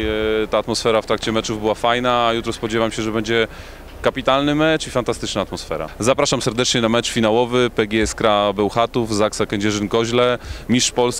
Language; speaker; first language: Polish; native; Polish